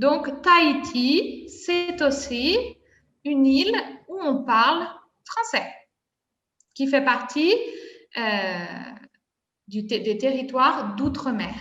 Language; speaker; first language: French; non-native, fluent; Spanish